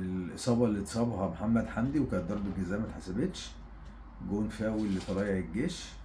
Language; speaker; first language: Arabic; native; Arabic